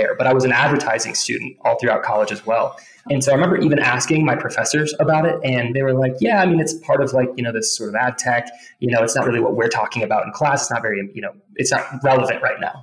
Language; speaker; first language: English; native; English